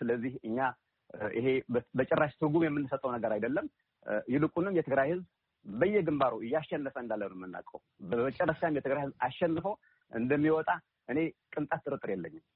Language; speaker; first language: Amharic; non-native, local second language; Tigrinya